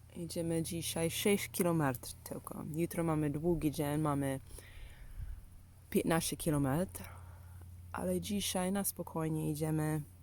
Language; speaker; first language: Polish; non-native, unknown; English